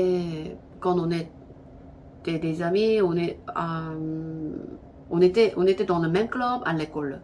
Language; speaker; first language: French; non-native, learner; Korean